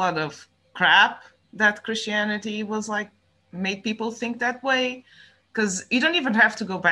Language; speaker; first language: English; non-native, fluent; Portuguese